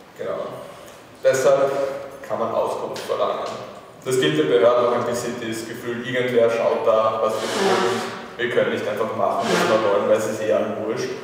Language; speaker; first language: German; native; German